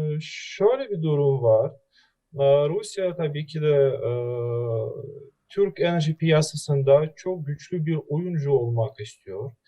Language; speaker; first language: Turkish; non-native, fluent; Russian